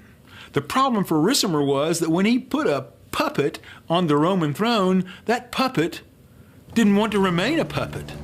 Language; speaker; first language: English; native; English